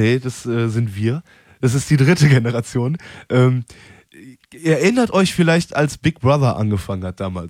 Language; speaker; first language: German; native; German